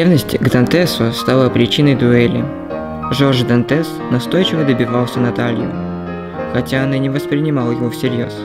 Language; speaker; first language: Russian; native; Russian